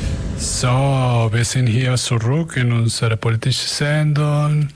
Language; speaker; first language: German; non-native, learner; Spanish